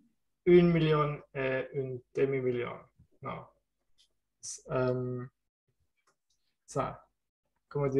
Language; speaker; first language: French; non-native, learner; German